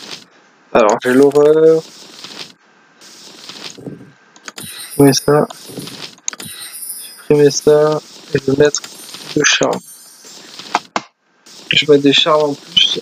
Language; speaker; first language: French; native; French